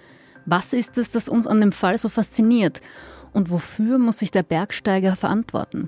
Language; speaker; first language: German; native; German